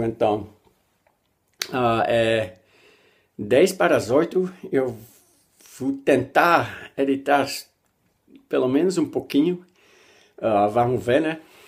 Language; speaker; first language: Portuguese; non-native, learner; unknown